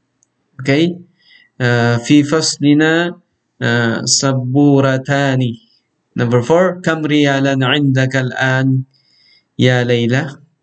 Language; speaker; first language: Arabic; non-native, fluent; Filipino